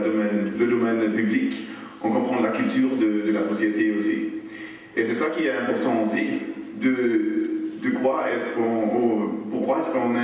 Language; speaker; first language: French; non-native, learner; Swedish